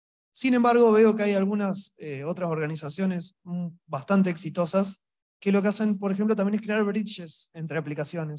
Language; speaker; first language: Spanish; native; Spanish